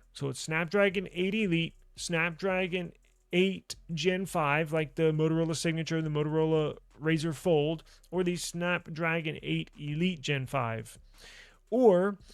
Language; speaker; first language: English; native; English